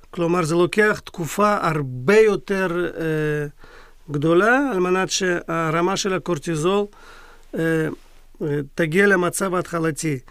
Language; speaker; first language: Hebrew; non-native, fluent; Russian